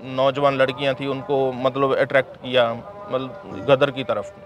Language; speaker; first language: Hindi; native; Hindi